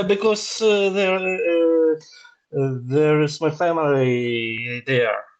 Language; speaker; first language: English; non-native, learner; Ukrainian